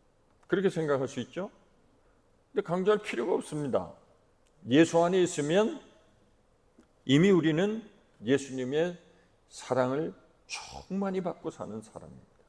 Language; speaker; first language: Korean; native; Korean